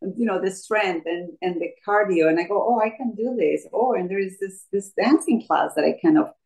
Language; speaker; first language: English; non-native, fluent; Spanish